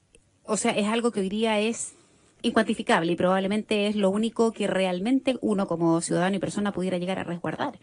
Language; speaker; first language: Spanish; native; Spanish